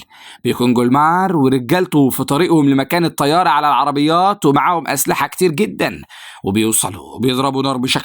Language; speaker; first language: Arabic; native; Arabic